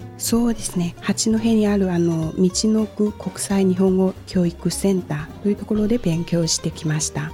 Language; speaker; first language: Japanese; non-native, fluent; Chinese